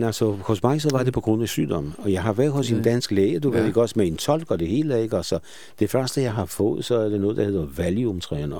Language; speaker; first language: Danish; non-native, fluent; Polish